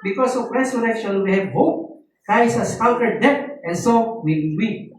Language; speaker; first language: English; non-native, local second language; Filipino